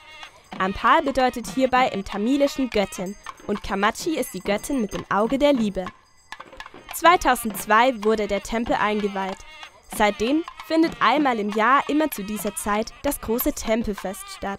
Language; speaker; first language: German; native; German